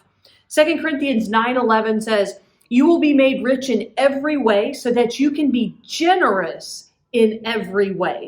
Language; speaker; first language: English; native; English